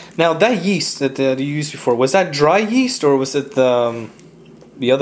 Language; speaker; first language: English; early bilingual, other home language; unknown